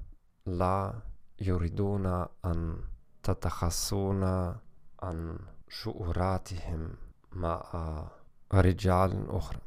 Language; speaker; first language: Arabic; non-native, learner; German